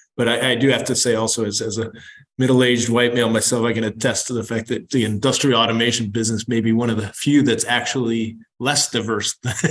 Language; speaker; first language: English; native; English